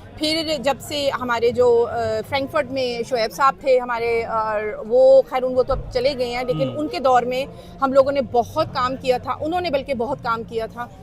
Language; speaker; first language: Urdu; native; Urdu